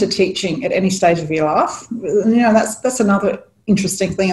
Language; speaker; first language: English; native; English